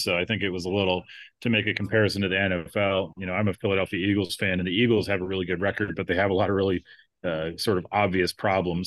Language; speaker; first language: English; native; English